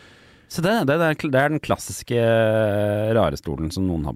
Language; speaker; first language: Norwegian; native; Norwegian